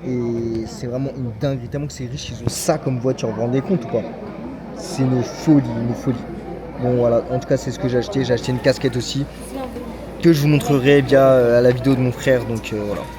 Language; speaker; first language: French; native; French